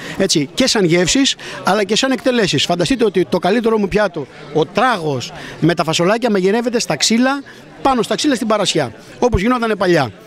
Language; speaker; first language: Greek; native; Greek